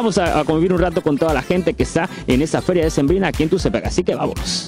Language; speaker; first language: Spanish; native; Spanish